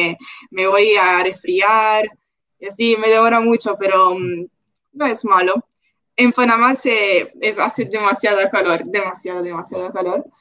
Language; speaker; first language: Spanish; non-native, local second language; Italian